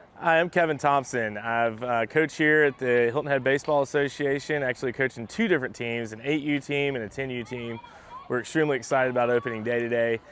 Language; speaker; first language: English; native; English